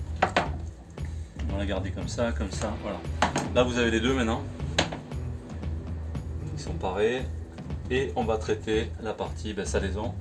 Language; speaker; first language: French; native; French